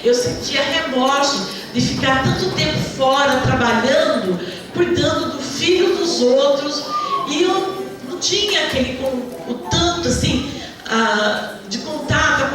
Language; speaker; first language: Portuguese; native; Portuguese